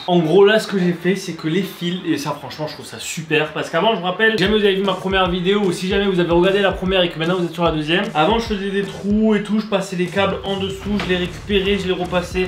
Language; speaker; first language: French; native; French